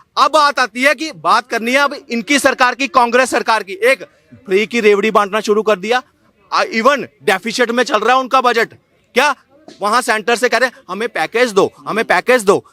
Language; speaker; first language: Hindi; native; Hindi